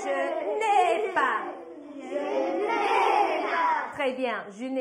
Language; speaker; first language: French; non-native, fluent; English